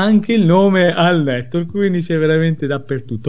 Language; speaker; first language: Italian; native; Italian